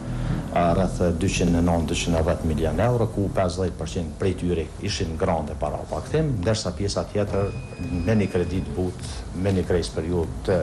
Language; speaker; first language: Albanian; native; Albanian